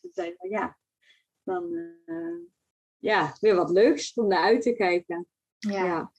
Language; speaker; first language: Dutch; native; Dutch